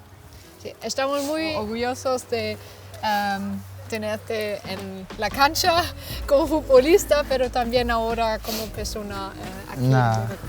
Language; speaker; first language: Spanish; non-native, fluent; German